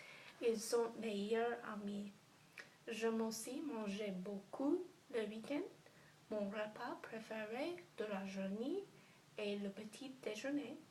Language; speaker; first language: French; non-native, learner; English